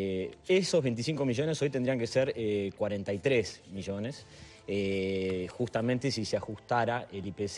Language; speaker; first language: Spanish; native; Spanish